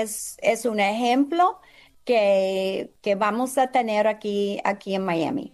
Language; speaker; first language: Spanish; non-native, fluent; English